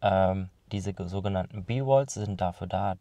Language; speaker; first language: German; native; German